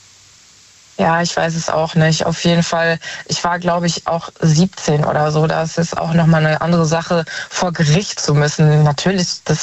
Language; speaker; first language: German; native; German